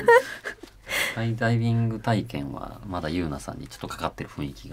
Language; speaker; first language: Japanese; native; Japanese